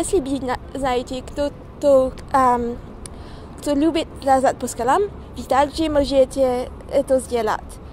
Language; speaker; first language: Russian; non-native, learner; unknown